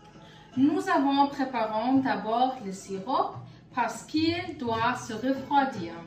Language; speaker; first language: French; non-native, learner; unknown